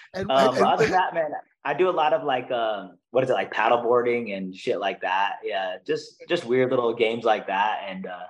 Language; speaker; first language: English; non-native, fluent; Portuguese